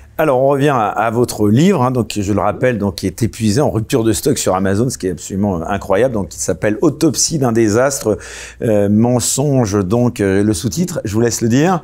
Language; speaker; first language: French; native; French